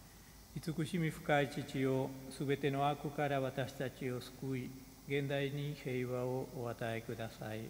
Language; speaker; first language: Japanese; non-native, fluent; Spanish